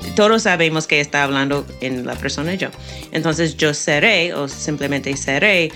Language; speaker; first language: Spanish; non-native, fluent; English